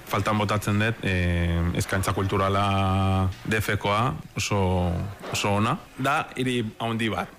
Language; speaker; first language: Basque; non-native, fluent; Spanish